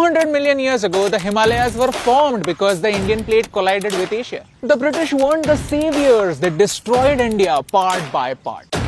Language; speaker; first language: English; non-native, local second language; Hindi